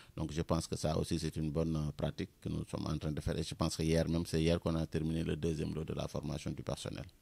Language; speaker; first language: French; non-native, local second language; Wolof